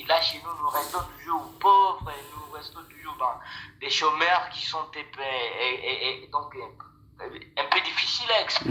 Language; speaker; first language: French; non-native, local second language; Rundi